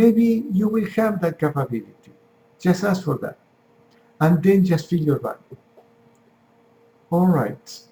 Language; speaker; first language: English; non-native, fluent; Spanish